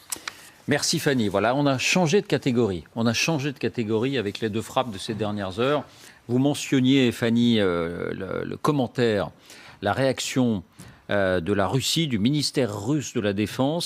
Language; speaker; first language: French; native; French